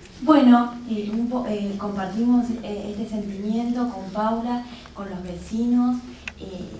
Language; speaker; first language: Spanish; native; Spanish